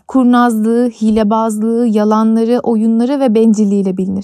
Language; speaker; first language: Turkish; native; Turkish